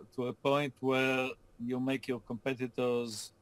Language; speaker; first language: English; non-native, fluent; Hebrew